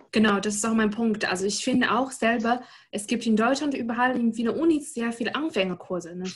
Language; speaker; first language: German; non-native, fluent; Chinese